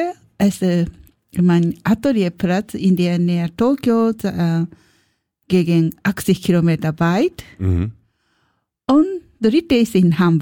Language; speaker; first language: German; non-native, learner; Japanese